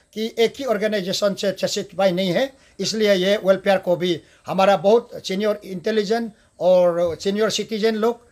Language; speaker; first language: Hindi; non-native, local second language; Adi